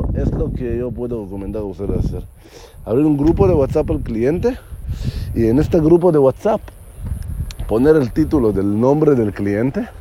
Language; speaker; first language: Spanish; non-native, learner; Hebrew